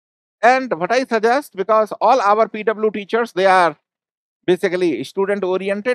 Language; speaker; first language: English; non-native, local second language; Hindi